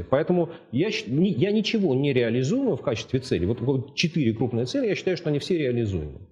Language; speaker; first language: Russian; native; Russian